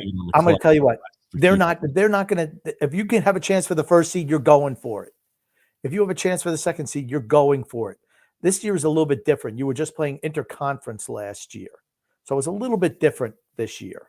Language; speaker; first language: English; native; English